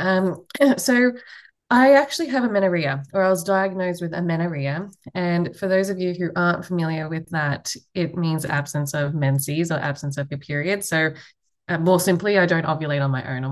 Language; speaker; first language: English; native; English